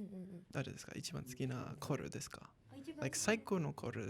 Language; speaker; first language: Japanese; non-native, learner; English